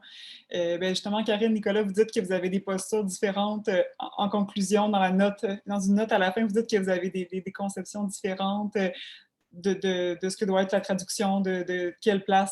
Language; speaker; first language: French; native; French